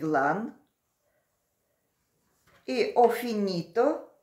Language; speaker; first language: Italian; non-native, learner; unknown